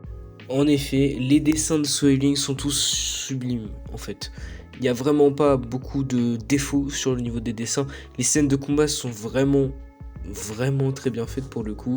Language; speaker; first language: French; native; French